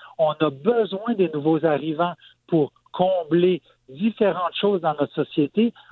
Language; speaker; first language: French; native; French